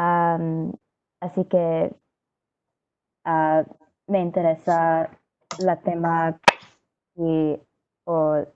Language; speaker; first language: Spanish; non-native, learner; English